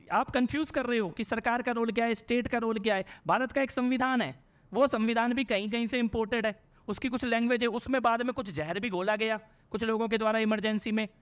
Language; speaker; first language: Hindi; native; Hindi